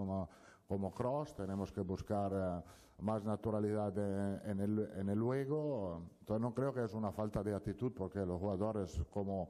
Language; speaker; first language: Spanish; non-native, fluent; Italian